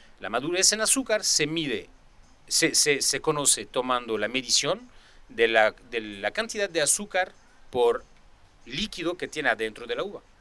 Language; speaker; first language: Spanish; non-native, fluent; French